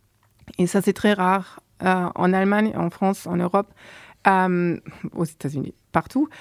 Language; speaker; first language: French; non-native, fluent; German